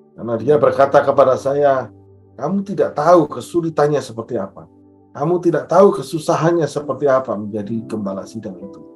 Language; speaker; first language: Indonesian; native; Indonesian